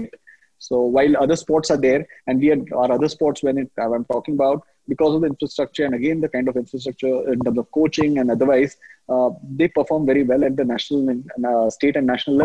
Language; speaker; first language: English; non-native, local second language; Hindi